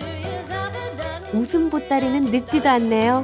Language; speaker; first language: Korean; native; Korean